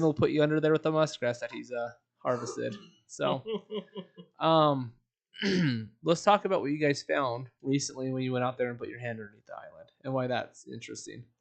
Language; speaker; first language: English; native; English